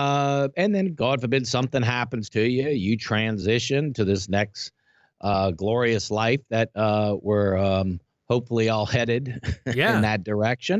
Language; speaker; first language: English; native; English